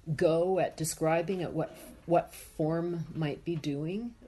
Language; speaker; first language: English; native; English